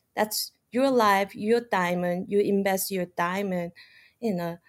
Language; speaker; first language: English; non-native, fluent; Korean